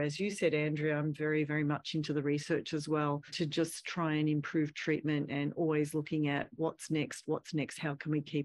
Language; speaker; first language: English; native; English